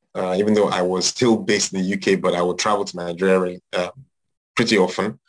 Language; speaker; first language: English; non-native, local second language; Yoruba